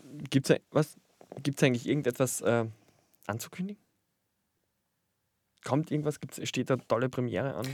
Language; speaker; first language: German; native; German